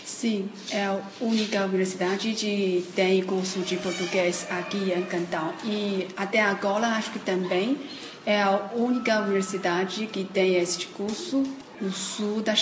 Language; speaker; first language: Portuguese; non-native, fluent; Chinese